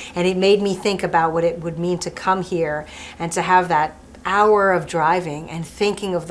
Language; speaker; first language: English; early bilingual, other home language; French